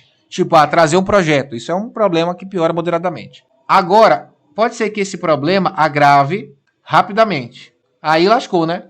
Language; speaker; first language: Portuguese; native; Portuguese